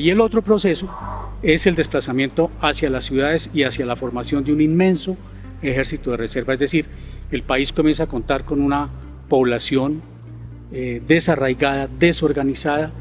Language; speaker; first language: Spanish; native; Spanish